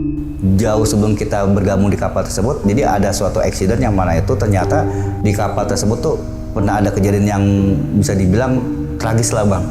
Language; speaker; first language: Indonesian; native; Indonesian